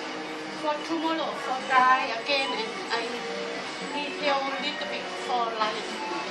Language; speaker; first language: English; non-native, learner; Thai